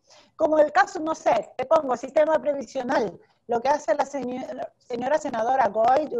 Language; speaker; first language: Spanish; native; Spanish